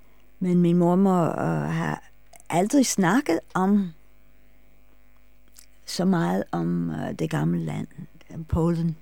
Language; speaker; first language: Danish; non-native, fluent; English